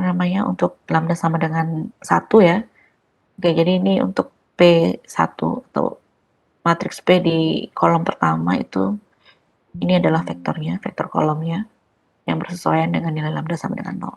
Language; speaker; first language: Indonesian; native; Indonesian